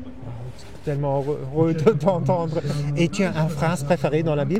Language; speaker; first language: French; non-native, fluent; German